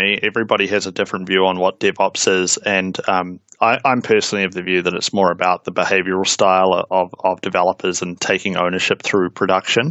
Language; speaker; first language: English; native; English